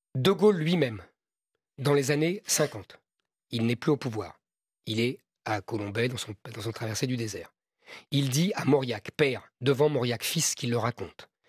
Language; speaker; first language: French; native; French